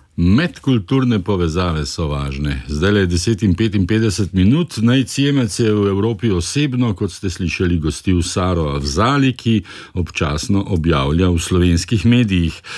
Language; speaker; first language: Slovenian; native; Slovenian